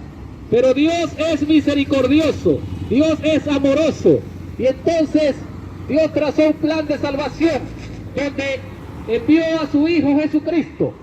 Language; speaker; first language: Spanish; native; Spanish